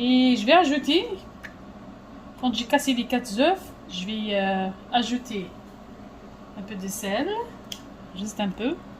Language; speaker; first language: French; non-native, fluent; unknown